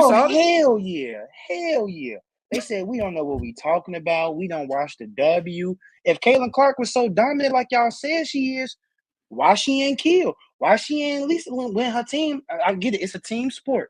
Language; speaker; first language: English; native; English